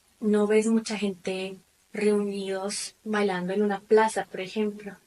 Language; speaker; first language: Spanish; non-native, fluent; German